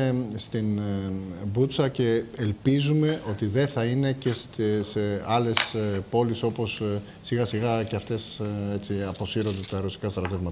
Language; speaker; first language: Greek; native; Greek